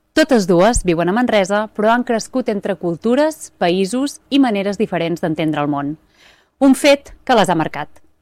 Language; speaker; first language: Catalan; native; Catalan